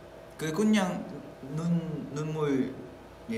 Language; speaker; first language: Korean; non-native, fluent; Vietnamese